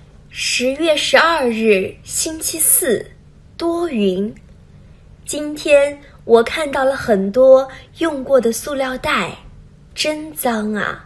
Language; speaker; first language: Chinese; non-native, learner; Vietnamese